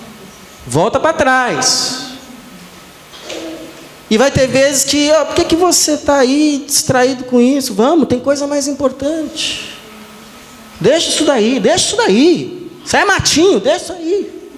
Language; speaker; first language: Portuguese; native; Portuguese